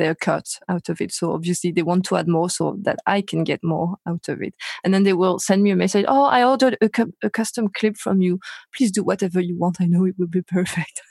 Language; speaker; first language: English; non-native, fluent; French